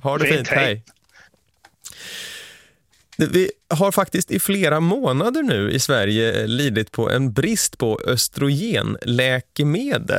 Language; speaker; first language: Swedish; native; Swedish